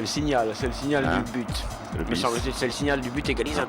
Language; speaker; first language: French; native; French